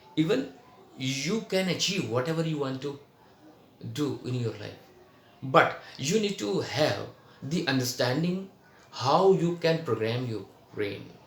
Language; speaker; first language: English; non-native, local second language; Hindi